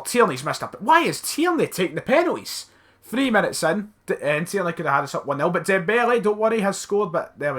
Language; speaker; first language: English; native; English